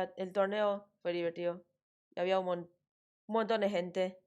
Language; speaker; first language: Spanish; non-native, learner; English